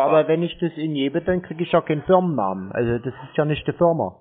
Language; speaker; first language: German; native; German